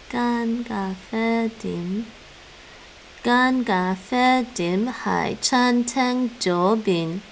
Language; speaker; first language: Cantonese; non-native, learner; English